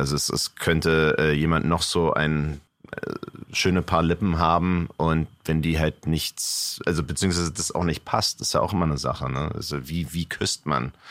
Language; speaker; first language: German; non-native, fluent; English